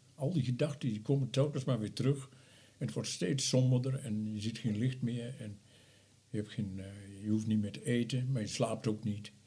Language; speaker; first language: Dutch; native; Dutch